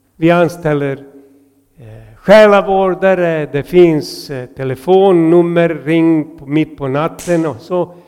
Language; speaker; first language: Swedish; non-native, fluent; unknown